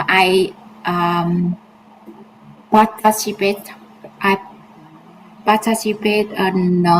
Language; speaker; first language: English; non-native, learner; Vietnamese